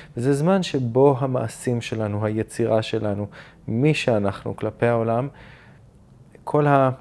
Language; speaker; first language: Hebrew; native; Hebrew